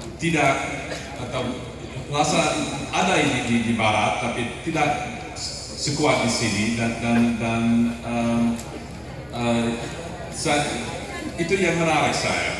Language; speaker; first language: Indonesian; non-native, fluent; English